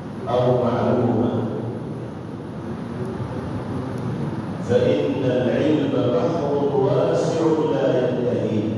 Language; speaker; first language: Arabic; non-native, fluent; Urdu